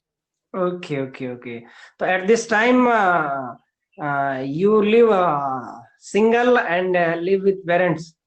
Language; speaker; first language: English; non-native, learner; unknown